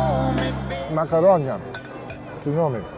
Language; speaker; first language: Greek; non-native, learner; Italian